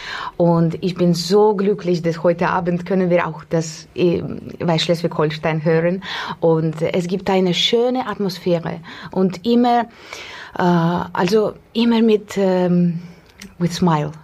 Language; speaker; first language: German; non-native, learner; Estonian